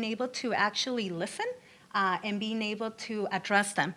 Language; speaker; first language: English; early bilingual, other home language; Spanish